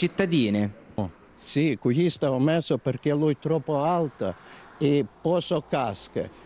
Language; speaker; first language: Italian; non-native, learner; Romanian